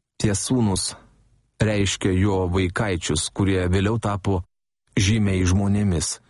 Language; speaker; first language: Lithuanian; native; Lithuanian